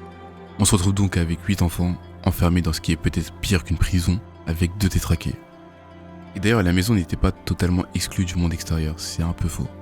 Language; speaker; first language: French; native; French